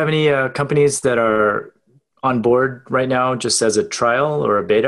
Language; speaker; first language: English; native; English